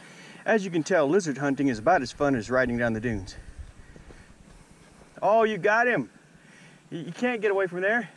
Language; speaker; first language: English; native; English